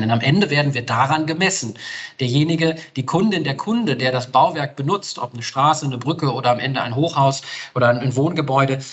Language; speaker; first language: German; native; German